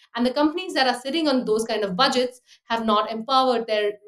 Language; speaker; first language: English; non-native, fluent; Hindi